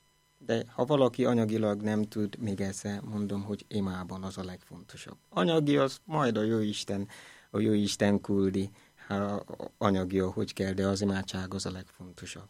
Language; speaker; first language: Hungarian; non-native, fluent; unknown